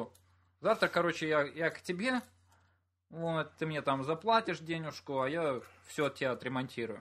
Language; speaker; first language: Russian; native; Russian